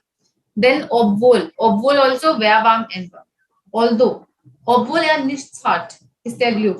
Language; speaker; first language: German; non-native, fluent; Hindi